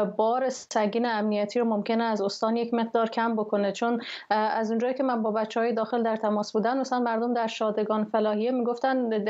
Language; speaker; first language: Persian; non-native, local second language; Arabic